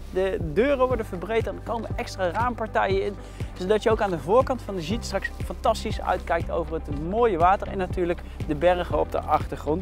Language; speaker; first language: Dutch; native; Dutch